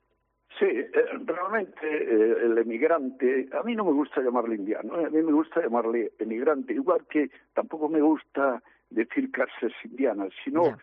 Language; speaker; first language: Spanish; native; Spanish